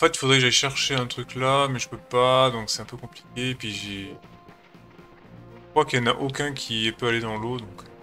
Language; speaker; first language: French; native; French